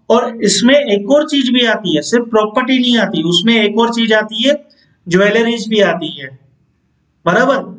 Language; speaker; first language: Hindi; non-native, local second language; Gujarati